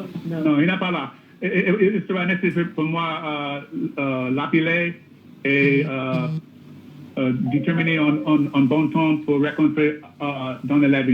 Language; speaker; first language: French; non-native, learner; English